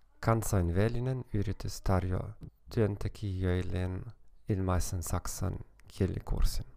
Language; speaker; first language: Finnish; non-native, learner; German